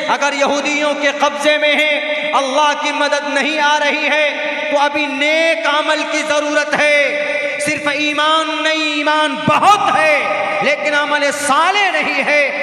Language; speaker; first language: Hindi; native; Hindi